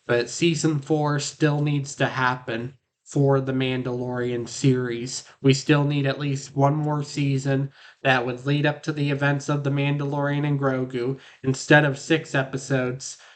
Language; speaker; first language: English; native; English